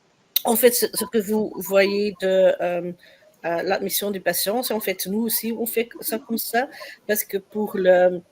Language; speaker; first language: French; non-native, learner; Dutch